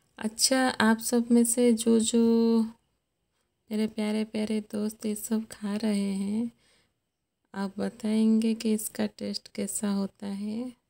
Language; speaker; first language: Hindi; native; Hindi